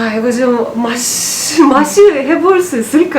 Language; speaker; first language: Korean; non-native, learner; Russian